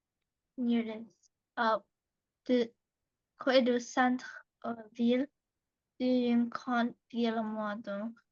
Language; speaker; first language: French; non-native, learner; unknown